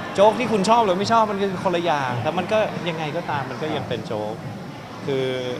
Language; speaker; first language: Thai; non-native, local second language; English